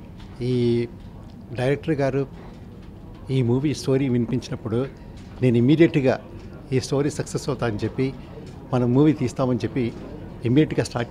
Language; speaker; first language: Telugu; native; Telugu